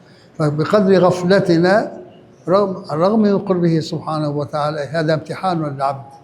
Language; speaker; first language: Arabic; native; Arabic